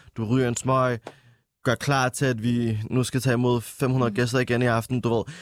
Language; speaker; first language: Danish; early bilingual, other home language; Arabic